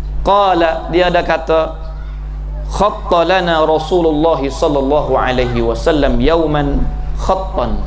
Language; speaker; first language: Malay; native; Malay